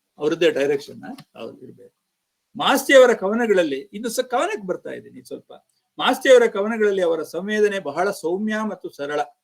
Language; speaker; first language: Kannada; native; Kannada